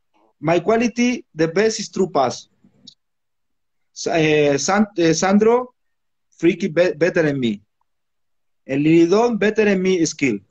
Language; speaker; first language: English; non-native, learner; Spanish